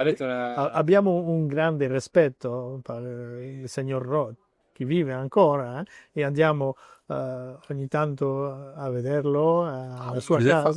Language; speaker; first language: Italian; non-native, learner; French